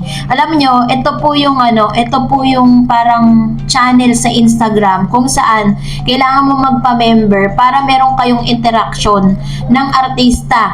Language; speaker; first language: Filipino; native; Filipino